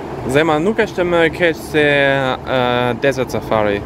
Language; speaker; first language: Albanian; early bilingual, heritage; Albanian